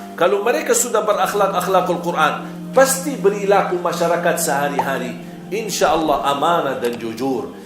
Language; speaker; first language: Malay; non-native, fluent; Arabic